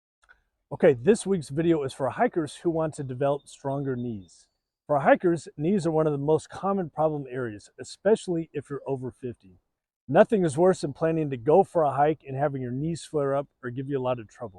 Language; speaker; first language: English; native; English